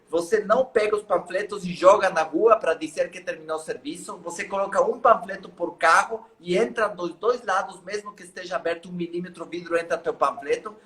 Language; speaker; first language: Portuguese; non-native, fluent; Spanish